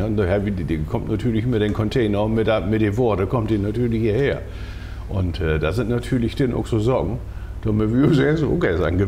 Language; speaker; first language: German; native; German